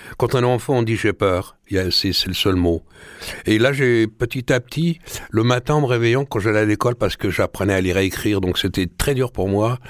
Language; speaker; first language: French; early bilingual, other home language; Arabic